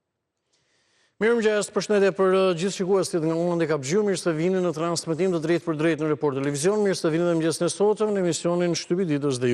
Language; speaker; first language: Albanian; native; Albanian